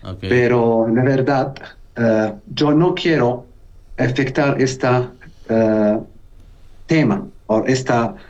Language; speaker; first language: Spanish; non-native, learner; Arabic